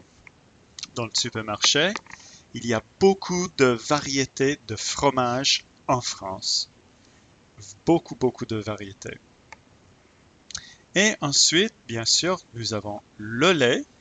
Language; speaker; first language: French; non-native, fluent; English